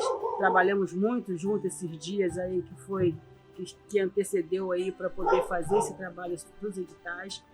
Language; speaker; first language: Portuguese; native; Portuguese